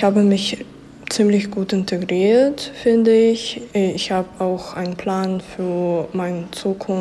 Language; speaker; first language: German; non-native, fluent; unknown